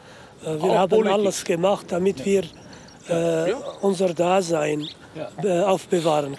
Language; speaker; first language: German; non-native, fluent; Aramaic